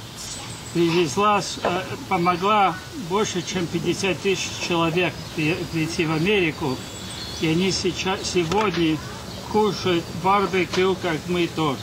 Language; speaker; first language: Russian; early bilingual, heritage; English